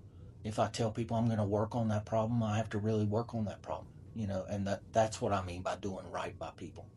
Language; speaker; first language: English; native; English